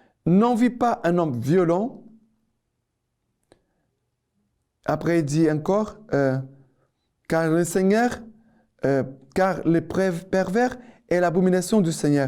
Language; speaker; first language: French; non-native, fluent; Portuguese